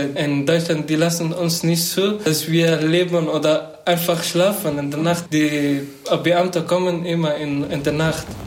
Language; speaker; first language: German; non-native, learner; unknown